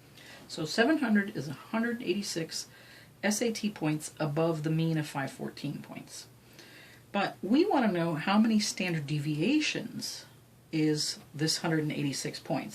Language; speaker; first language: English; native; English